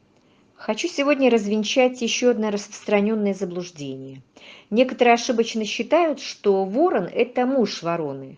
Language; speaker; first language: Russian; native; Russian